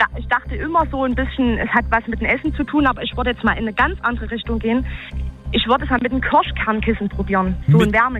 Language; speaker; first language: German; native; German